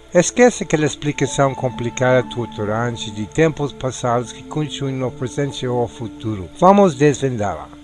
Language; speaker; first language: Portuguese; non-native, fluent; English